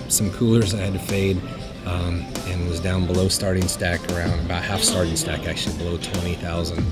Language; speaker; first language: English; native; English